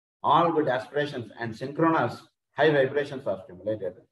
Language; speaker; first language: English; non-native, local second language; Telugu